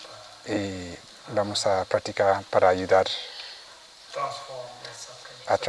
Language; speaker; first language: Spanish; non-native, fluent; Vietnamese